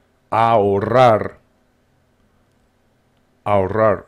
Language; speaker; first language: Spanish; non-native, fluent; English